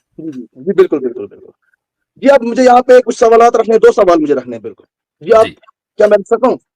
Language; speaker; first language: Urdu; native; Urdu